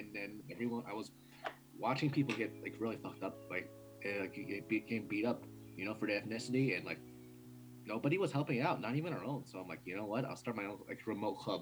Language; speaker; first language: English; early bilingual, other home language; Cantonese